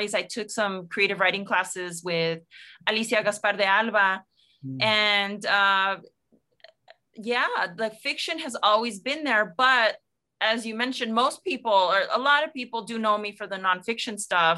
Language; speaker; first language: English; native; English